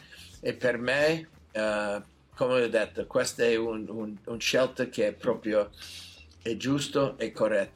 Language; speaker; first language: Italian; non-native, learner; English